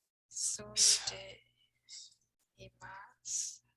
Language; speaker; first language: Japanese; non-native, learner; English